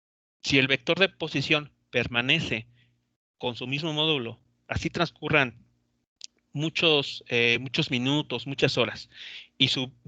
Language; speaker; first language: Spanish; native; Spanish